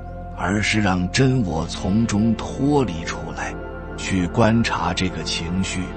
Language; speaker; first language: Chinese; native; Chinese